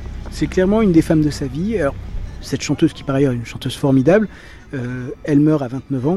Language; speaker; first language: French; native; French